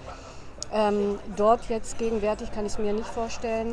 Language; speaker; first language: German; native; German